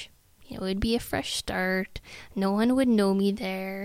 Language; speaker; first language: English; native; English